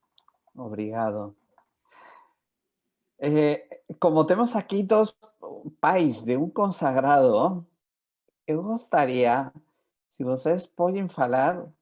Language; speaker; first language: Portuguese; non-native, fluent; Spanish